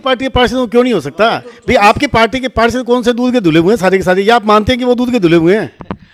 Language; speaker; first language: Hindi; native; Hindi